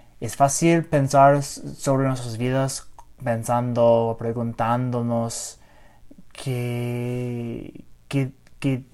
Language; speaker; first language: Spanish; non-native, learner; English